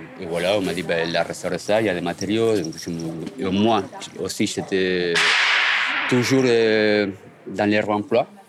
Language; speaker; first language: French; non-native, fluent; Spanish